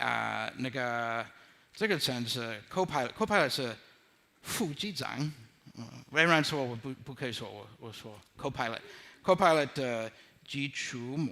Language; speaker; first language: Chinese; non-native, learner; English